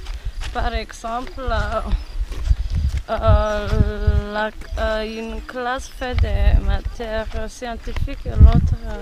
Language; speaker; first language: French; non-native, local second language; Malagasy